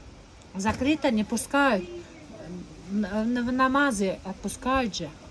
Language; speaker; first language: Russian; non-native, local second language; Shughni